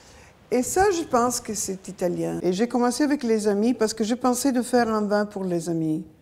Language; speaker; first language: French; non-native, fluent; Italian